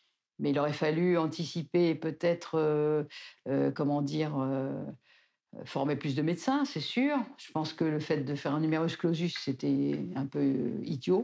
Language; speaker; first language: French; native; French